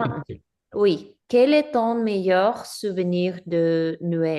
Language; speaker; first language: French; non-native, learner; English